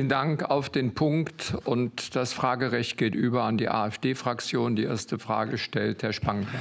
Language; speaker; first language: German; native; German